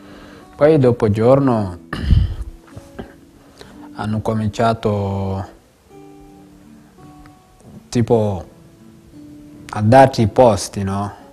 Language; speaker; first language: Italian; non-native, fluent; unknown